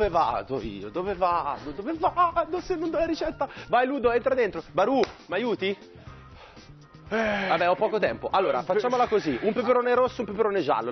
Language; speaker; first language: Italian; native; Italian